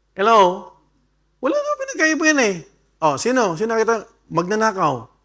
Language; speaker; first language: Filipino; native; Filipino